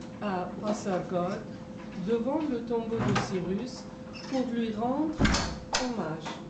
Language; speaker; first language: French; non-native, fluent; Persian